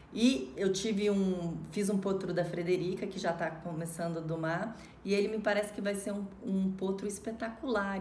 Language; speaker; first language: Portuguese; native; Portuguese